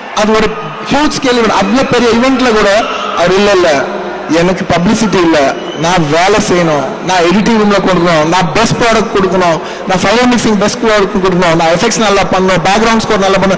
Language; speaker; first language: Tamil; non-native, local second language; Telugu